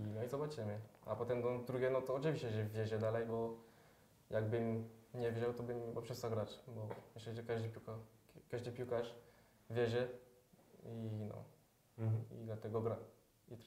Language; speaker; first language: Polish; early bilingual, heritage; French